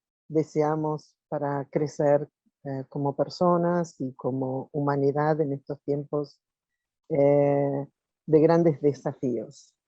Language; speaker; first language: Spanish; non-native, fluent; Portuguese